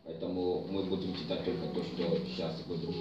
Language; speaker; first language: Russian; non-native, fluent; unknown